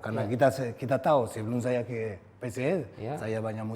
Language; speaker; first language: Indonesian; non-native, fluent; Spanish